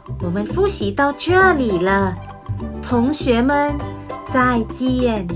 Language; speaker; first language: Chinese; non-native, fluent; Thai